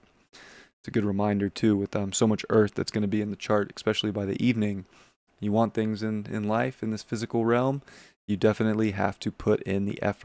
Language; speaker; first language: English; native; English